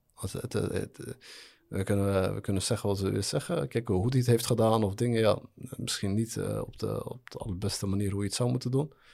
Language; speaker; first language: Dutch; early bilingual, other home language; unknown